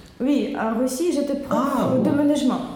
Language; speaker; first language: French; non-native, learner; Russian